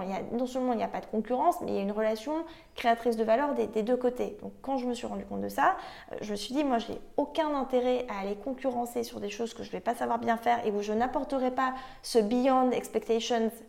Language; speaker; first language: French; native; French